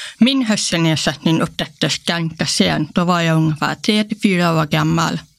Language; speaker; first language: Swedish; early bilingual, other home language; Polish